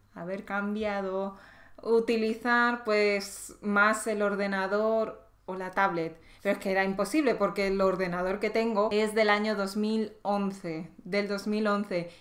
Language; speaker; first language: Spanish; native; Spanish